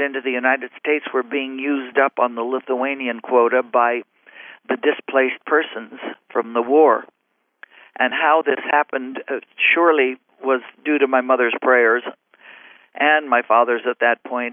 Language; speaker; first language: English; native; English